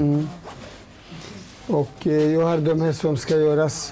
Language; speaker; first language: Swedish; non-native, learner; Turoyo